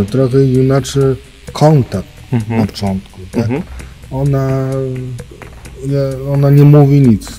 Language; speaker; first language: Polish; non-native, learner; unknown